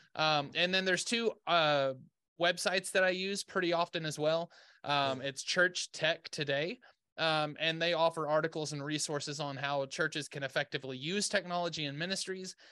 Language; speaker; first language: English; native; English